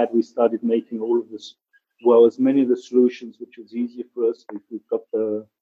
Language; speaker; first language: English; native; English